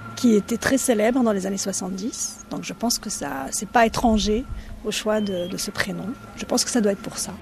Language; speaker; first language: French; non-native, local second language; Arabic